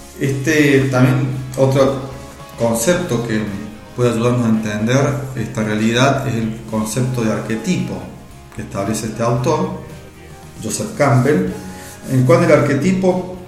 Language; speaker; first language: Spanish; native; Spanish